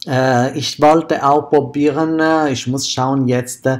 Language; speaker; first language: German; non-native, fluent; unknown